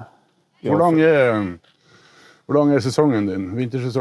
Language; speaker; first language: Norwegian; native; Norwegian